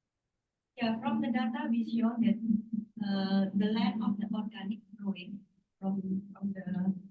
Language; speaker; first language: English; non-native, learner; Indonesian